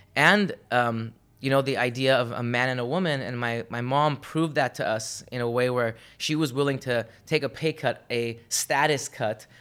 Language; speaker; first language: English; early bilingual, other home language; Armenian